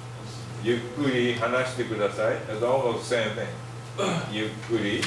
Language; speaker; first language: English; non-native, fluent; Japanese